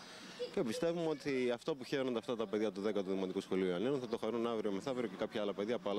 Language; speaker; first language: Greek; native; Greek